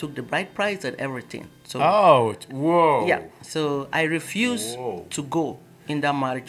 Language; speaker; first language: English; non-native, local second language; Igbo